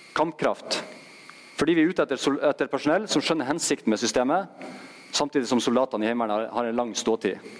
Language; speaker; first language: Norwegian; native; Norwegian